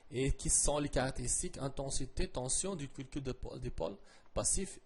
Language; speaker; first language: French; non-native, local second language; Arabic